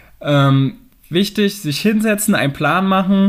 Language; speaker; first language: German; native; German